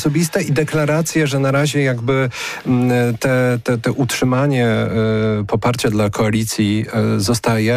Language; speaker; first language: Polish; native; Polish